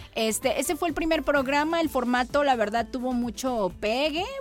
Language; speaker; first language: Spanish; native; Spanish